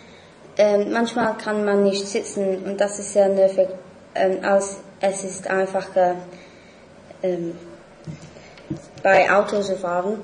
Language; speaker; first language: German; non-native, learner; English